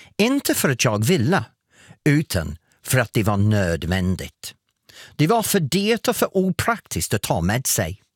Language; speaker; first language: Swedish; non-native, fluent; English